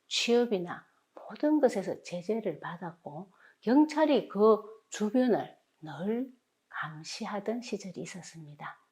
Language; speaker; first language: Korean; native; Korean